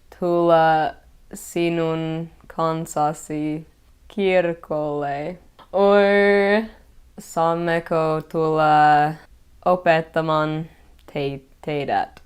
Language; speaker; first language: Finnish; non-native, fluent; English